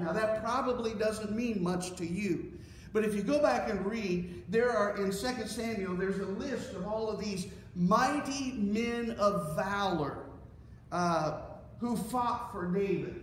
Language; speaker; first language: English; native; English